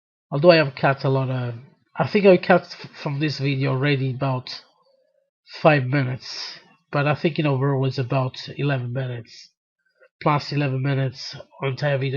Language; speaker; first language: English; non-native, fluent; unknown